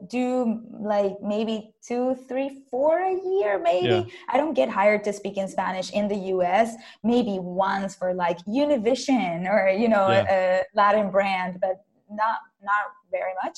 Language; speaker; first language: English; non-native, fluent; Spanish